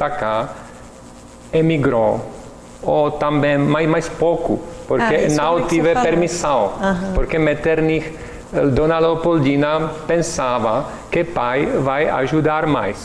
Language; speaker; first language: Portuguese; non-native, learner; Czech